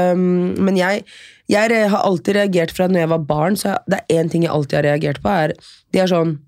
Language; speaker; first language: Norwegian; early bilingual, other home language; Serbian